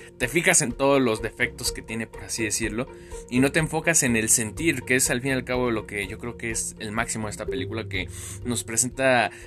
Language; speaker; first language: Spanish; native; Spanish